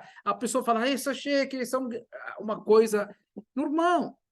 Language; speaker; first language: Portuguese; non-native, fluent; Arabic